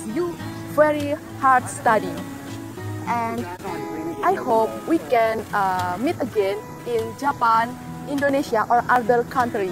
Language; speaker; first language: English; non-native, learner; Indonesian